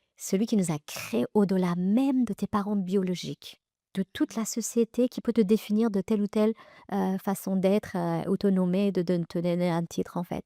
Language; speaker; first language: French; early bilingual, other home language; Persian